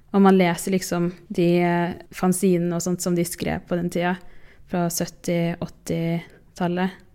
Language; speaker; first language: Norwegian; early bilingual, other home language; Tigrinya